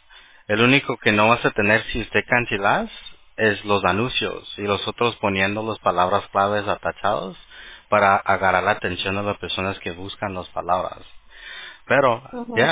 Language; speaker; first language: Spanish; early bilingual, heritage; Spanish